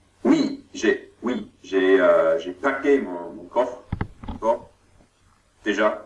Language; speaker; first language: French; non-native, learner; German